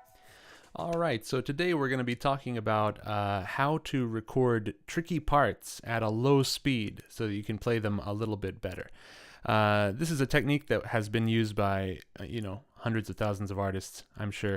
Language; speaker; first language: English; native; English